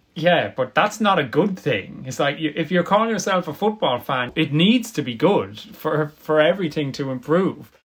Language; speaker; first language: English; native; English